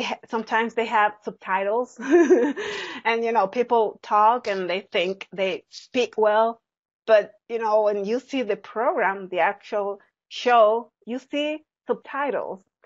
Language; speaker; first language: English; non-native, fluent; Spanish